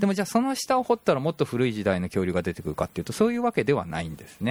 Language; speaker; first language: Japanese; native; Japanese